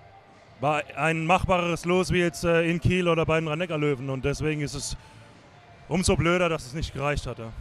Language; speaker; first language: German; native; German